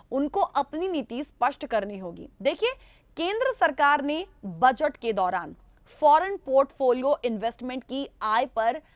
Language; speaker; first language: Hindi; native; Hindi